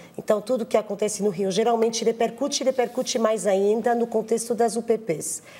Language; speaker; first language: Portuguese; non-native, fluent; Arabic